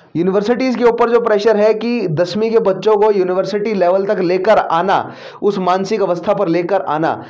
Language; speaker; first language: Hindi; native; Hindi